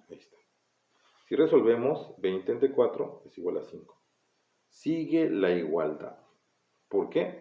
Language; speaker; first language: Spanish; native; Spanish